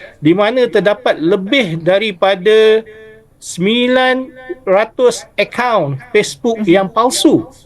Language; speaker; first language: Malay; native; Malay